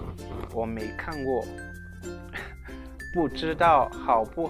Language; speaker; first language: Chinese; non-native, fluent; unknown